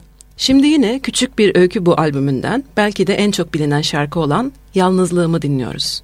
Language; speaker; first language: Turkish; native; Turkish